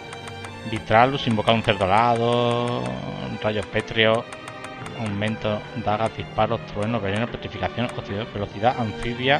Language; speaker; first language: Spanish; native; Spanish